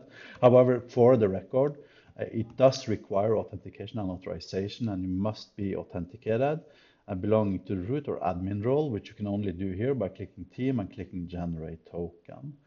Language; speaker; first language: English; non-native, fluent; Norwegian